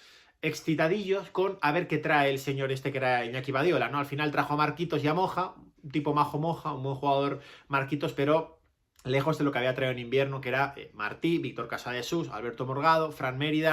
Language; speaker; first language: Spanish; native; Spanish